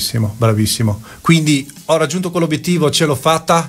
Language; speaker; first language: Italian; native; Italian